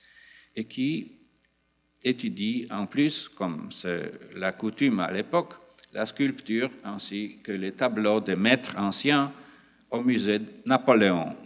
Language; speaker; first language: French; non-native, fluent; Polish